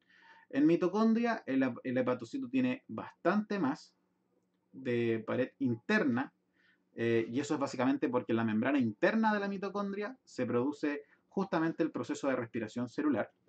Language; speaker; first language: Spanish; native; Spanish